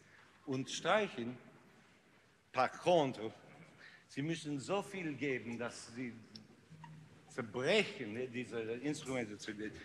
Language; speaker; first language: German; non-native, learner; English